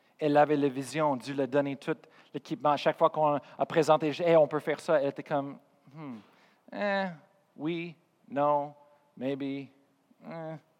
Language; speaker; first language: French; non-native, fluent; English